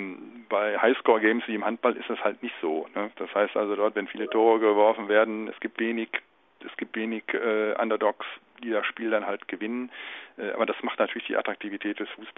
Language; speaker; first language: German; native; German